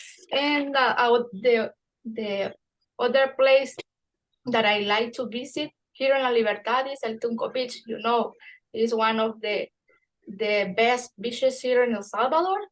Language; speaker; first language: English; non-native, fluent; Spanish